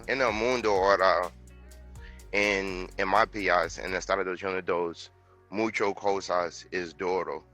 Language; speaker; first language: Spanish; non-native, learner; English